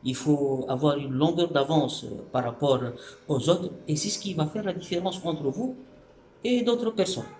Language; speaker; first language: French; non-native, local second language; Arabic